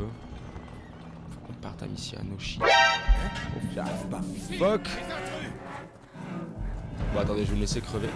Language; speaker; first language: French; native; French